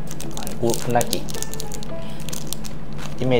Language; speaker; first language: Japanese; non-native, learner; Thai